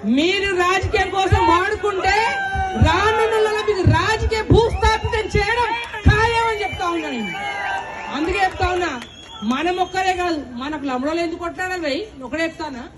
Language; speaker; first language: Telugu; non-native, local second language; Lambadi